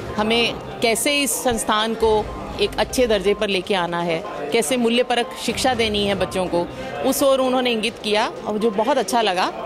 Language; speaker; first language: Hindi; native; Hindi